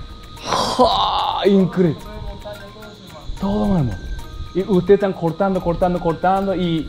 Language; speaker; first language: Spanish; non-native, learner; Japanese